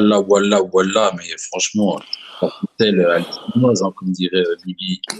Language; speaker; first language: French; native; French